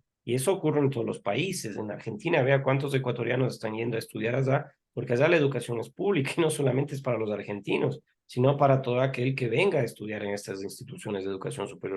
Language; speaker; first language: Spanish; native; Spanish